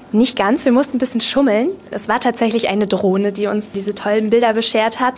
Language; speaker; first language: German; native; German